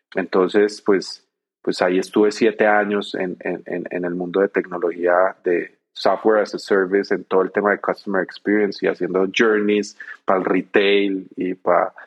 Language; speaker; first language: Spanish; native; Spanish